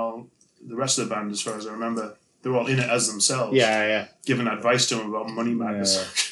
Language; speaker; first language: English; native; English